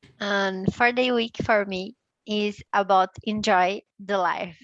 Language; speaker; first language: English; non-native, learner; Portuguese